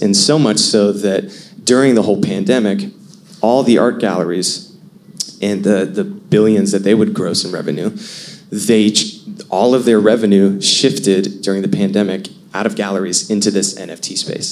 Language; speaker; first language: English; native; English